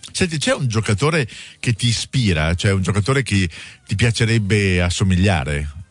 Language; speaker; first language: Italian; native; Italian